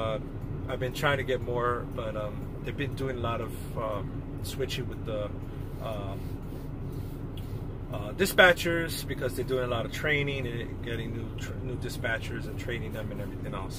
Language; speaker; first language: English; native; English